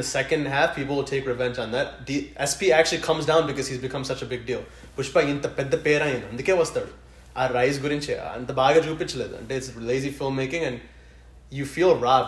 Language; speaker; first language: Telugu; early bilingual, other home language; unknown